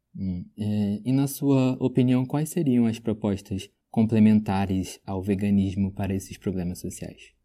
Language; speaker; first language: Portuguese; native; Portuguese